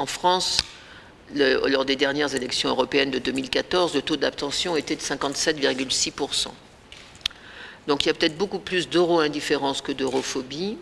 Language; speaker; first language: French; native; French